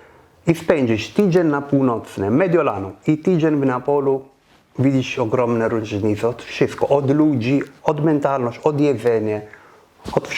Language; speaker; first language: Polish; non-native, fluent; Italian